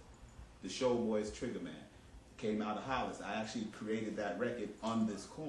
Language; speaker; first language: English; native; English